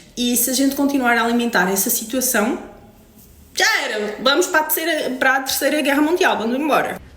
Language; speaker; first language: Portuguese; native; Portuguese